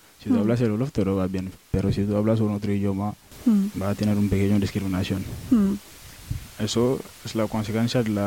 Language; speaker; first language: Spanish; non-native, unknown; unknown